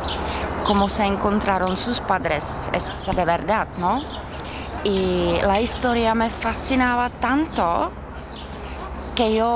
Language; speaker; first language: Spanish; non-native, fluent; Czech